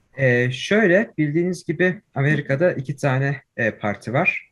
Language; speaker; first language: Turkish; early bilingual, heritage; Turkish